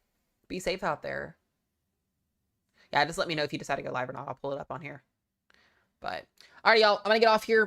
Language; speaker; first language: English; native; English